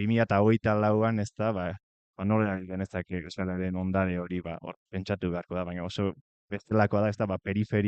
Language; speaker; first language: Basque; native; Basque